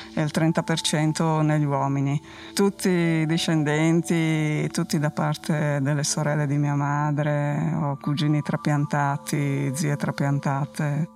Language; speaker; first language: Italian; non-native, local second language; Friulian